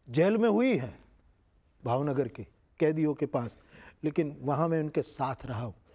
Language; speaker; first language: Hindi; non-native, local second language; Gujarati